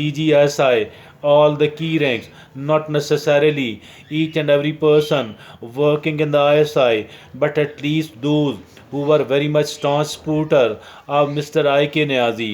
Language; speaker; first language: English; non-native, local second language; Urdu